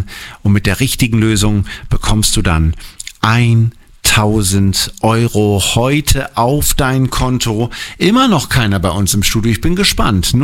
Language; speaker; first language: German; native; German